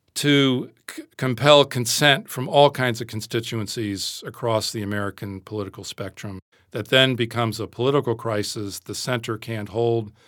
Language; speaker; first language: English; native; English